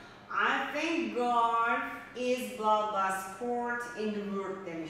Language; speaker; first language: English; non-native, fluent; Turkish